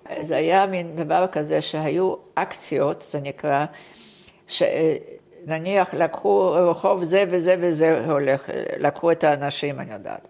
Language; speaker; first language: Hebrew; non-native, fluent; Polish